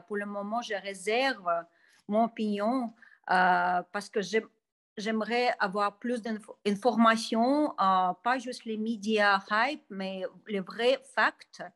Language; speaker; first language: French; non-native, fluent; Russian